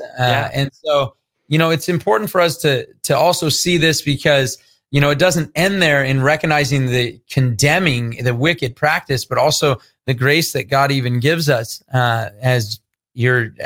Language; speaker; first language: English; native; English